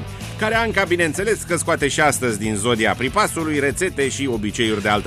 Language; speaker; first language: Romanian; native; Romanian